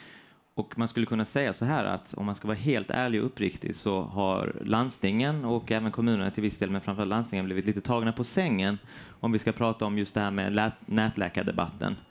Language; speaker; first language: Swedish; native; Swedish